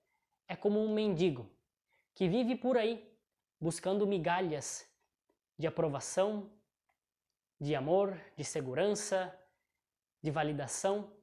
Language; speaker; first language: Portuguese; native; Portuguese